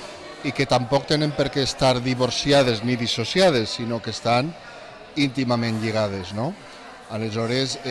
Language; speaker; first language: Catalan; native; Catalan